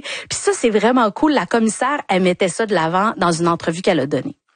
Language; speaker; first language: French; native; French